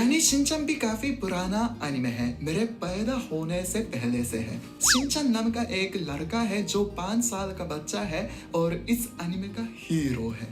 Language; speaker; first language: Hindi; non-native, fluent; Japanese